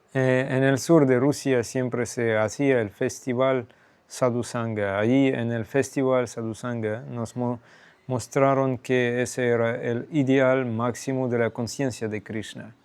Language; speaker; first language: Spanish; non-native, fluent; Russian